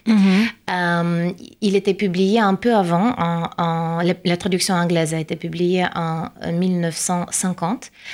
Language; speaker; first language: French; non-native, fluent; Russian